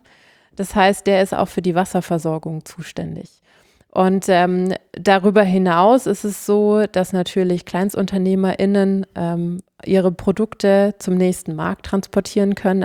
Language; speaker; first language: German; native; German